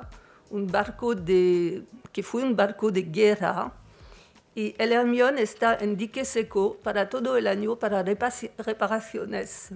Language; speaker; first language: Spanish; non-native, fluent; French